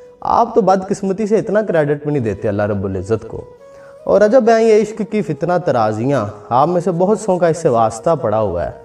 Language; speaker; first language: Urdu; non-native, local second language; Punjabi